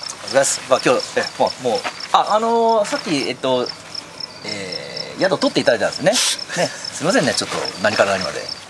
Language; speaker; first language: Japanese; native; Japanese